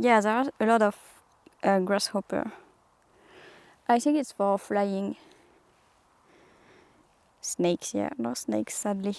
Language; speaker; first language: English; non-native, fluent; French